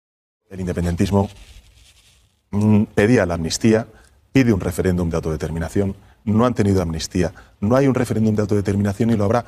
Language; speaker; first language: Spanish; native; Spanish